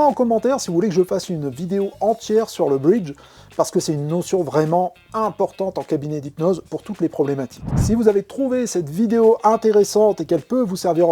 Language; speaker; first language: French; native; French